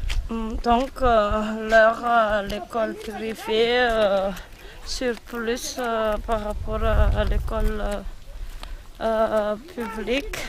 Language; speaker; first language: French; non-native, local second language; Malagasy